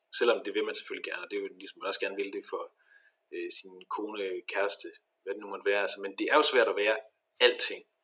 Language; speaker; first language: Danish; native; Danish